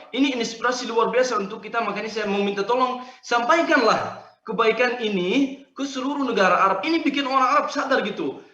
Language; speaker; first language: Indonesian; non-native, fluent; Arabic